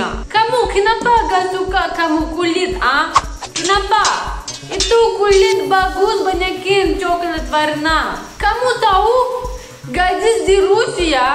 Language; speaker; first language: Indonesian; non-native, learner; Russian